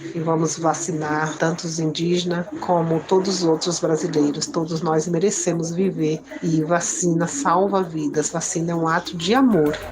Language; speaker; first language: Portuguese; native; Portuguese